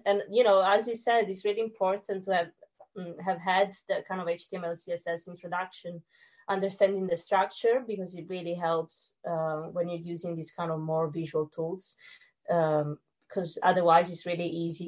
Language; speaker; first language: English; non-native, fluent; Italian